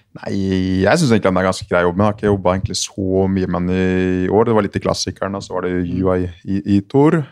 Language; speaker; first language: Norwegian; native; Norwegian